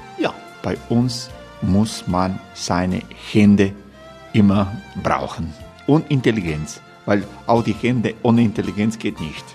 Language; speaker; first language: German; non-native, learner; Croatian